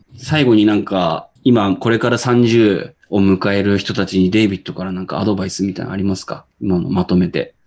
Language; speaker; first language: Japanese; native; Japanese